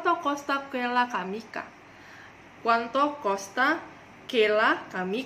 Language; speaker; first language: Italian; non-native, learner; Indonesian